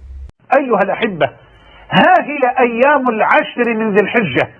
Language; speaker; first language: Arabic; native; Arabic